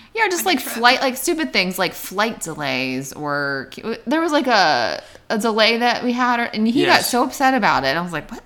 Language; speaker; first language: English; native; English